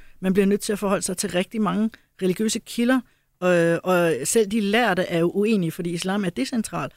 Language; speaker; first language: Danish; early bilingual, other home language; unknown